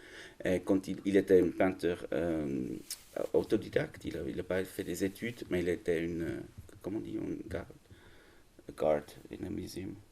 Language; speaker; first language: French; non-native, learner; German